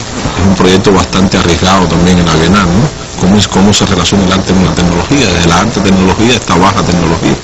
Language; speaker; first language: Spanish; native; Spanish